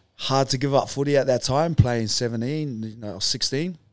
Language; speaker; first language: English; native; English